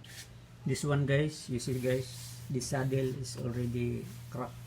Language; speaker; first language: English; non-native, local second language; Filipino